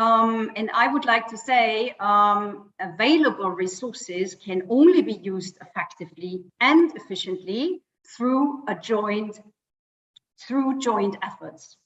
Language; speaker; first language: English; non-native, fluent; German